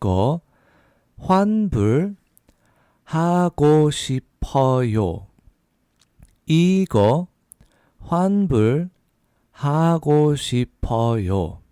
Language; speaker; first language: Korean; non-native, fluent; English